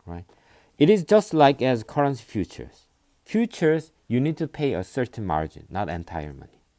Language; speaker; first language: English; non-native, fluent; Korean